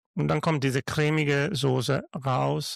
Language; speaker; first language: German; non-native, learner; Italian